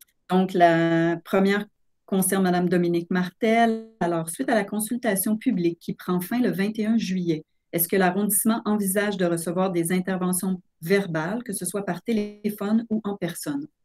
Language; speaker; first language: French; native; French